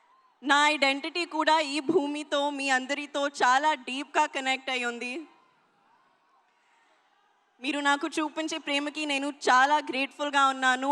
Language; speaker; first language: Telugu; non-native, learner; Hindi